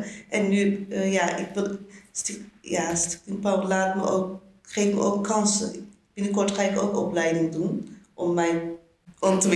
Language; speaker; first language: Dutch; non-native, learner; Turkish